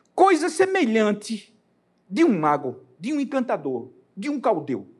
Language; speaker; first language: Portuguese; native; Portuguese